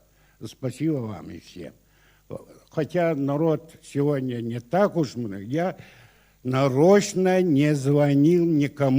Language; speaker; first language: Russian; non-native, local second language; Yakut